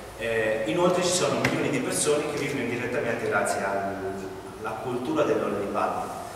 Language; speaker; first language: Italian; native; Italian